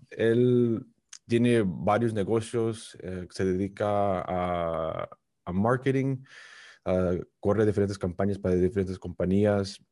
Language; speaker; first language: Spanish; early bilingual, heritage; Spanish